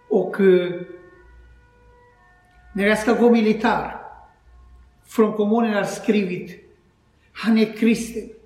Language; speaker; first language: Swedish; non-native, learner; Croatian